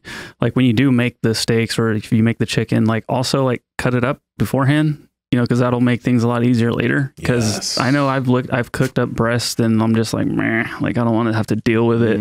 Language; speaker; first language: English; native; English